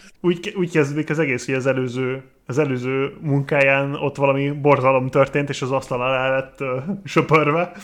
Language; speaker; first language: Hungarian; non-native, fluent; English